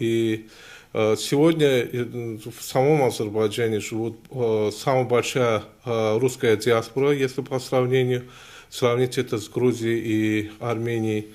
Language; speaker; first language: Russian; non-native, local second language; Azerbaijani